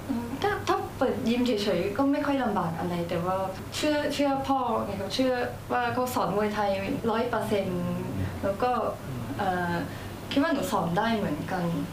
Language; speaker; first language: Thai; early bilingual, heritage; Thai